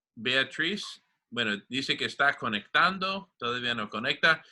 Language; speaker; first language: Spanish; non-native, fluent; English